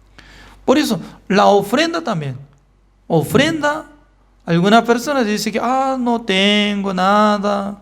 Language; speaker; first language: Spanish; non-native, learner; Korean